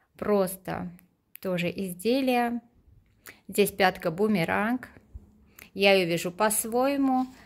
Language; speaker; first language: Russian; non-native, local second language; Armenian